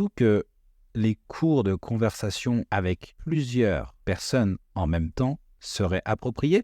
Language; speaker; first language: French; native; French